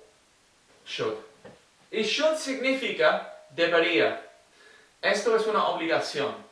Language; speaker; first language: Spanish; non-native, learner; English